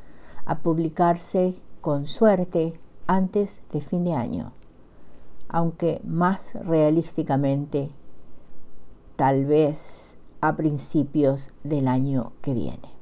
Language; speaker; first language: Spanish; native; Spanish